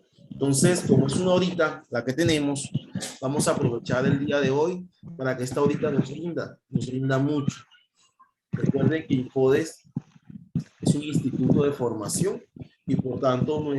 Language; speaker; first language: Spanish; native; Spanish